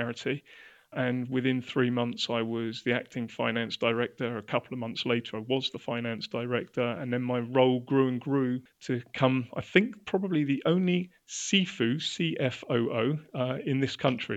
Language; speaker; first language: English; native; English